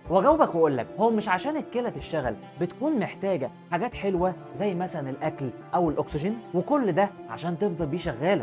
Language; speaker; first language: Arabic; native; Arabic